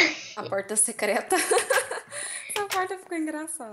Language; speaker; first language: Portuguese; native; Portuguese